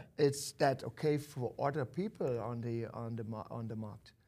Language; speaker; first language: English; non-native, learner; German